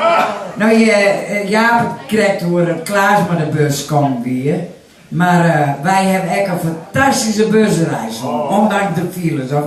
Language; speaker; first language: Dutch; non-native, local second language; Western Frisian